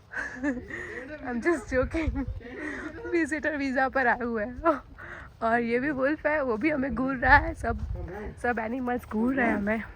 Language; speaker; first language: Hindi; native; Hindi